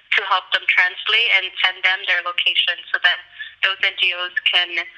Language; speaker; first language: English; native; English